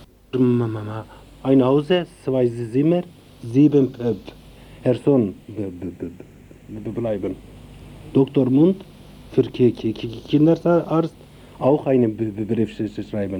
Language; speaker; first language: German; non-native, learner; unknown